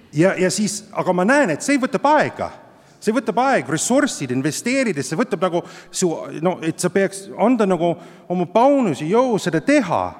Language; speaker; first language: Estonian; non-native, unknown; English